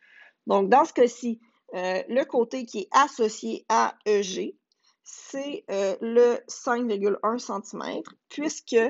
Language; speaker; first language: French; native; French